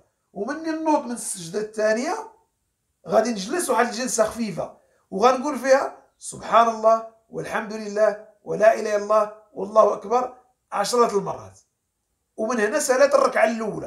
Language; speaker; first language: Arabic; native; Arabic